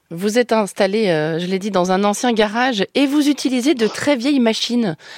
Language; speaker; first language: French; native; French